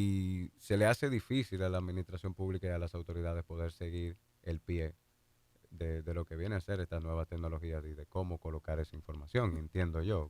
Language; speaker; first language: Spanish; native; Spanish